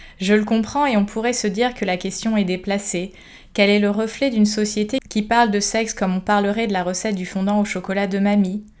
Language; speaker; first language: French; native; French